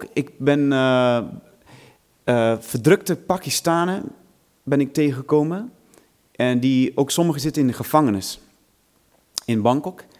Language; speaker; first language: Dutch; non-native, fluent; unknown